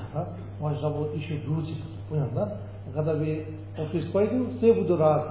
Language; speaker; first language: Russian; non-native, learner; Tibetan